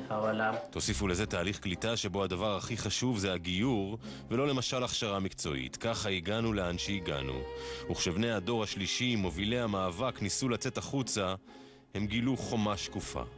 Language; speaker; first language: Hebrew; native; Hebrew